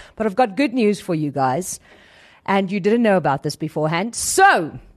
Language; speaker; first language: English; non-native, local second language; Afrikaans